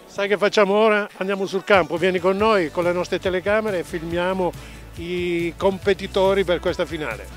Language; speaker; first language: Italian; native; Italian